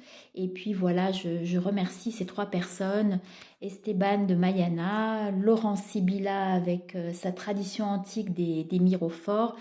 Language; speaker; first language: French; native; French